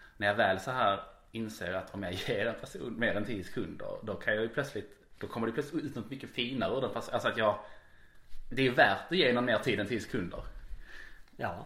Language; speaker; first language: Swedish; native; Swedish